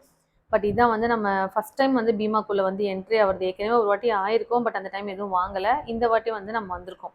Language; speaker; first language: Tamil; native; Tamil